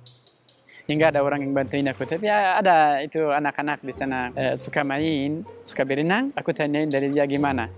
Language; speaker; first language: Indonesian; non-native, learner; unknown